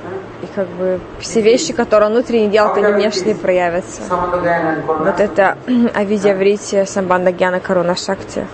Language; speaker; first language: Russian; native; Russian